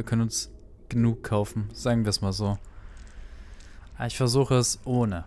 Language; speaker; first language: German; native; German